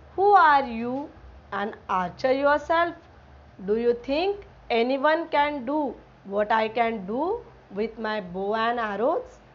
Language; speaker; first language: English; non-native, local second language; Marathi